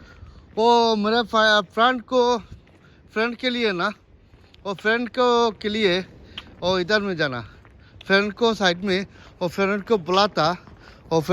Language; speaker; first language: Hindi; non-native, learner; Bangla